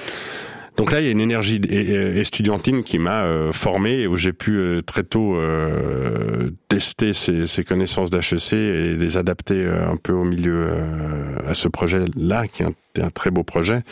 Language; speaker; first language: French; non-native, local second language; Swiss German